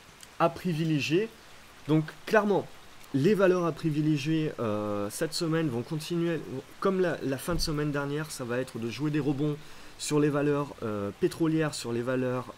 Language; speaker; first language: French; native; French